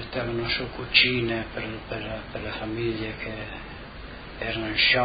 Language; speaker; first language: Italian; non-native, local second language; Slovenian